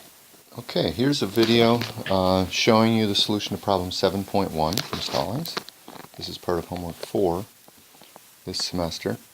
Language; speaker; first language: English; native; English